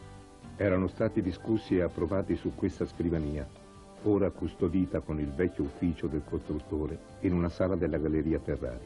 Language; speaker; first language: Italian; native; Italian